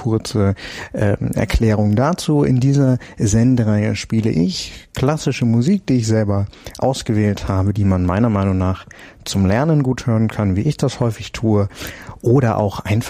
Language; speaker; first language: German; native; German